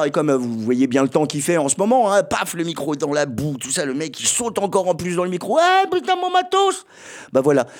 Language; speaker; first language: French; native; French